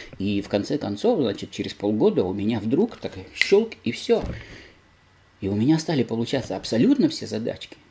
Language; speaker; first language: Russian; native; Russian